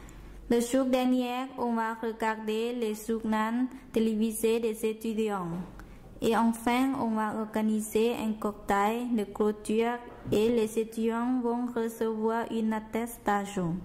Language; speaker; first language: French; non-native, learner; Lao